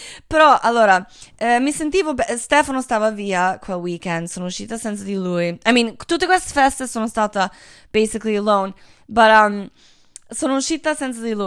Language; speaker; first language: Italian; native; Italian